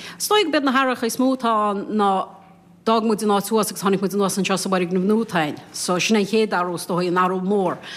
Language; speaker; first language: Irish; native; Irish